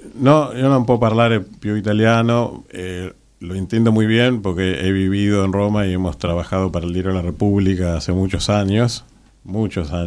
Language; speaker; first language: Spanish; native; Spanish